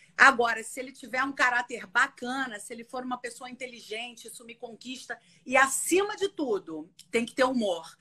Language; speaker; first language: Portuguese; native; Portuguese